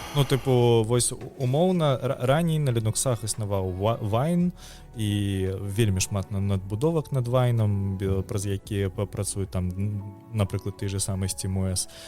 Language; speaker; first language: Belarusian; native; Belarusian